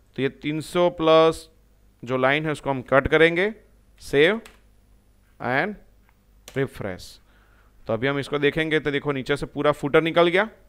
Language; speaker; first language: Hindi; non-native, local second language; Gujarati